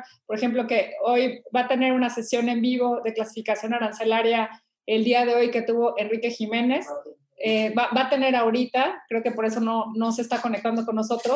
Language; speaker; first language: Spanish; native; Spanish